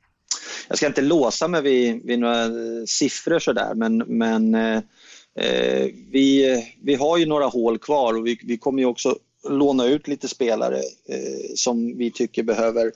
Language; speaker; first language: Swedish; native; Swedish